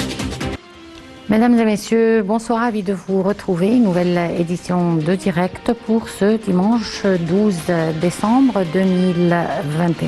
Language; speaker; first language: French; non-native, fluent; Arabic